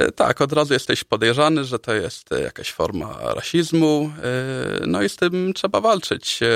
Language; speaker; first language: Polish; early bilingual, heritage; Polish